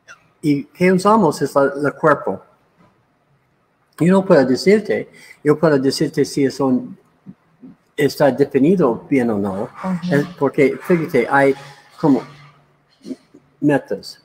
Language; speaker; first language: Spanish; non-native, learner; English